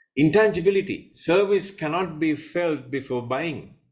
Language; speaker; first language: English; non-native, local second language; Sinhala